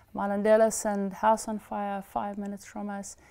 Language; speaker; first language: English; native; English